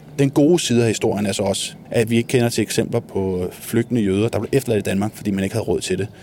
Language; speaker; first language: Danish; native; Danish